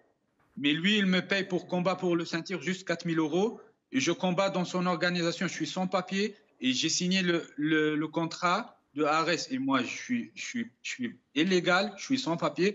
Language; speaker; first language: French; non-native, fluent; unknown